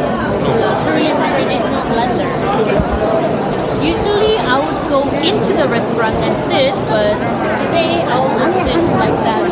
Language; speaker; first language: English; non-native, fluent; Korean